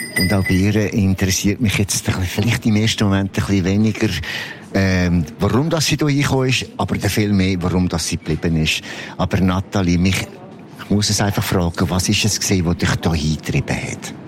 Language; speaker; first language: German; native; German